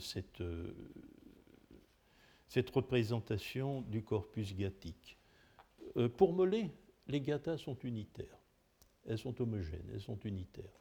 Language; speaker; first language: French; native; French